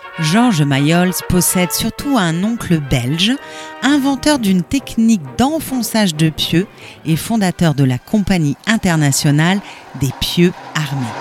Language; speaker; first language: French; native; French